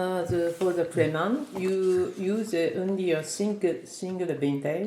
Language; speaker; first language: English; non-native, learner; Japanese